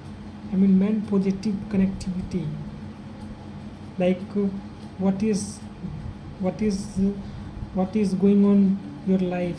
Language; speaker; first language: English; non-native, learner; Hindi